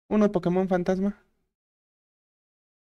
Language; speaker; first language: Spanish; native; Spanish